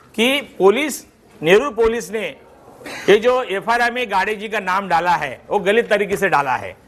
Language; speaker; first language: Hindi; non-native, local second language; Marathi